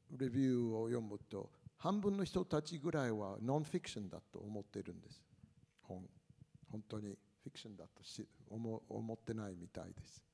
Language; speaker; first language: Japanese; non-native, fluent; English